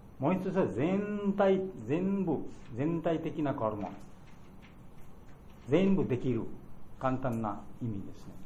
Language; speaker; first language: Japanese; non-native, learner; Bangla